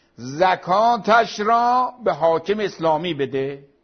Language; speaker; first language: Persian; native; Persian